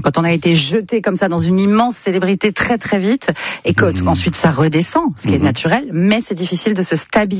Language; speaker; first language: French; native; French